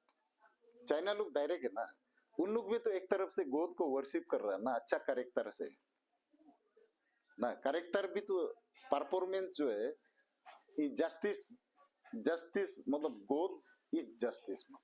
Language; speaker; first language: Hindi; non-native, local second language; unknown